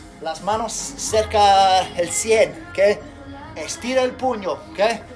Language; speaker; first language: Spanish; non-native, learner; English